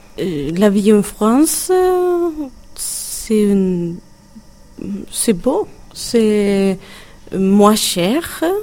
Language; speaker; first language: French; non-native, learner; Swedish